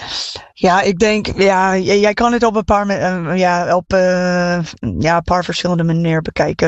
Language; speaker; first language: Dutch; non-native, fluent; English